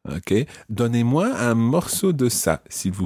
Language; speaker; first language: French; non-native, fluent; English